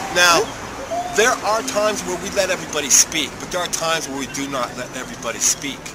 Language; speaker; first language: English; native; English